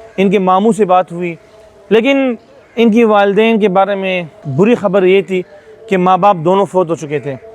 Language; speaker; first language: Urdu; native; Urdu